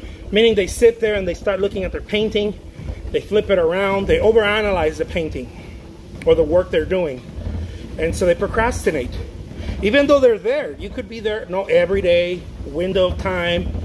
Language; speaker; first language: English; non-native, fluent; Spanish